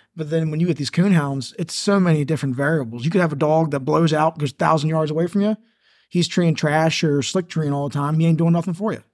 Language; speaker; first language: English; native; English